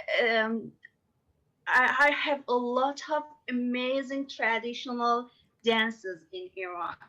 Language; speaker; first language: English; non-native, learner; Persian